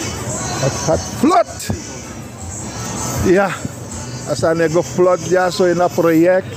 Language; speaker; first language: Dutch; non-native, local second language; Sranan Tongo